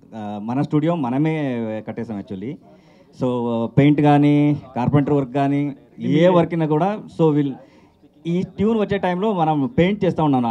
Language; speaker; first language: Telugu; non-native, learner; Kannada